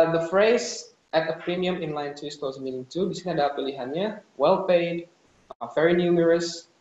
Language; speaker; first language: English; non-native, fluent; Indonesian